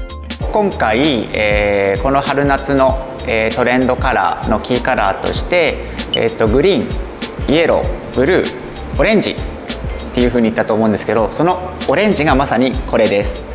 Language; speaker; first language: Japanese; native; Japanese